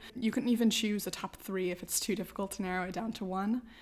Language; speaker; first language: English; native; English